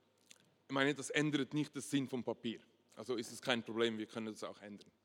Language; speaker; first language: German; non-native, local second language; French